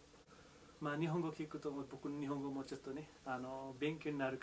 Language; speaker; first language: Japanese; non-native, fluent; Nepali